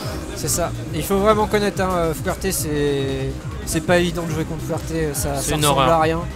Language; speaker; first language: French; native; French